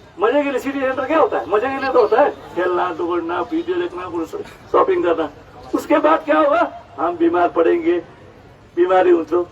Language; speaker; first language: Nepali; native; Nepali